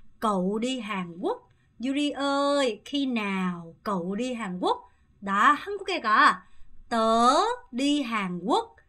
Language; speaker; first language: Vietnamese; non-native, fluent; Korean